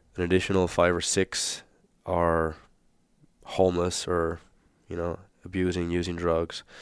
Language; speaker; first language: English; native; English